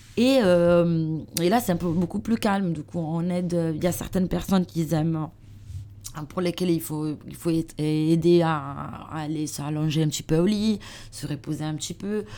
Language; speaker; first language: French; non-native, learner; Italian